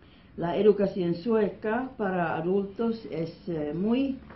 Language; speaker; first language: Spanish; non-native, fluent; Finnish